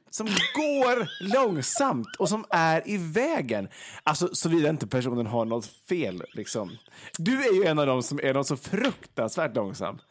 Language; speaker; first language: Swedish; native; Swedish